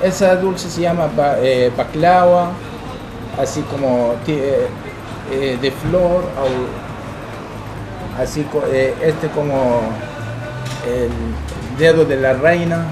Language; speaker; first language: Spanish; non-native, learner; Arabic